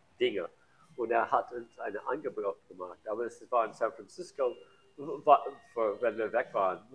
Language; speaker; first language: German; non-native, learner; English